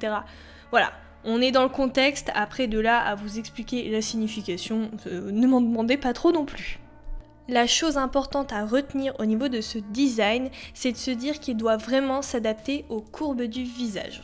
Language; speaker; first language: French; native; French